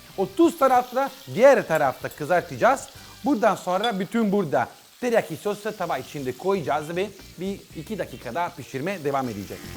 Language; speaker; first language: Turkish; non-native, learner; Italian